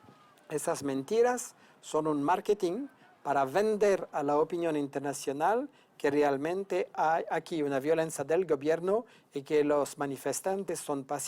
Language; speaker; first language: Spanish; non-native, fluent; French